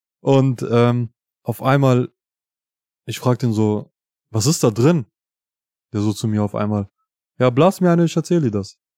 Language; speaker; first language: German; early bilingual, other home language; Albanian